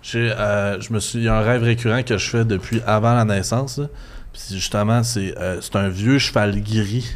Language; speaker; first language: French; native; French